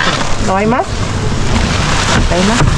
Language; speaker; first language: Spanish; non-native, learner; Filipino